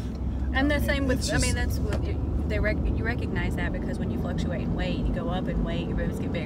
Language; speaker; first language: English; native; English